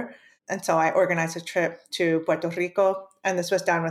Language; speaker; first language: English; early bilingual, other home language; Spanish